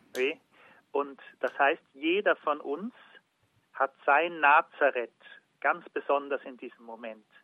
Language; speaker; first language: German; native; German